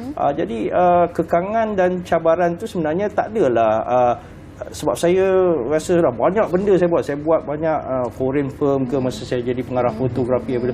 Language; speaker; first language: Malay; native; Malay